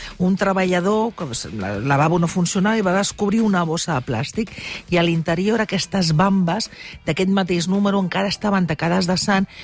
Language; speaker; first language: Catalan; non-native, local second language; Spanish